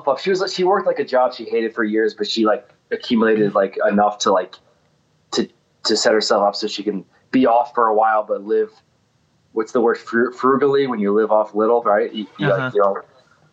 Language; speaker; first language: English; native; English